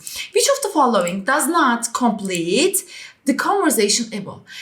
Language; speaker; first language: English; non-native, fluent; Turkish